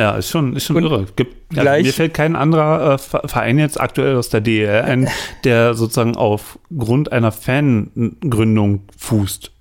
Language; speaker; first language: German; native; German